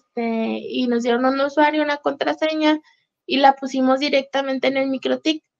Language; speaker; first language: Spanish; native; Spanish